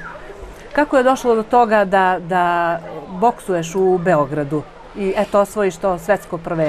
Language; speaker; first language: Bosnian; native; Bosnian